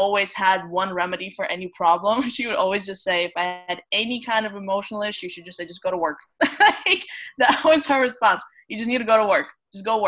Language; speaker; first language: English; non-native, fluent; Romanian